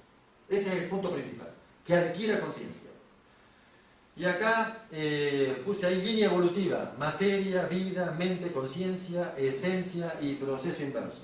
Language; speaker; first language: Spanish; native; Spanish